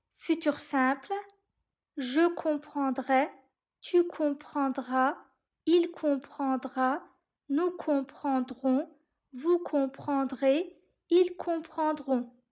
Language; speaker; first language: French; non-native, learner; Turkish